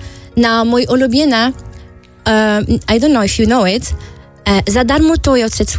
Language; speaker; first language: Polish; non-native, learner; Arabic